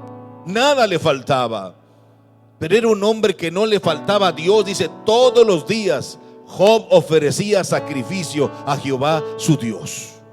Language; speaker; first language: Spanish; native; Spanish